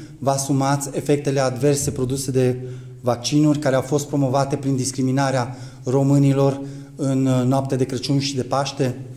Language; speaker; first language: Romanian; native; Romanian